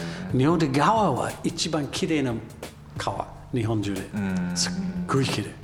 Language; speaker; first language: Japanese; non-native, learner; English